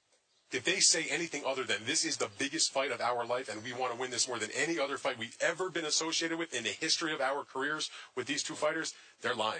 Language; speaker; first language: English; native; English